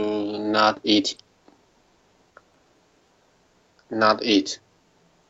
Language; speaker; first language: English; non-native, learner; Chinese